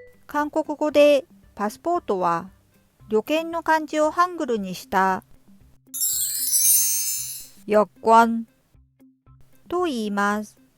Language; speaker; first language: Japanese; non-native, fluent; Korean